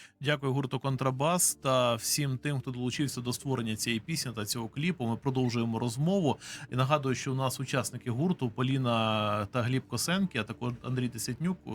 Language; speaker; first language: Ukrainian; native; Ukrainian